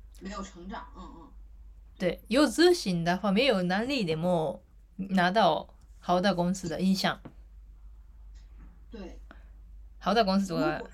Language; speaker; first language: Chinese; non-native, learner; Japanese